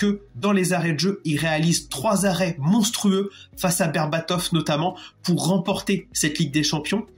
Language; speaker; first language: French; native; French